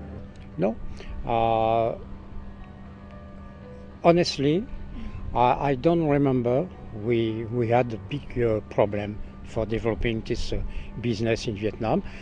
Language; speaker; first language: English; non-native, learner; French